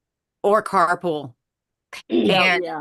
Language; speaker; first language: English; native; English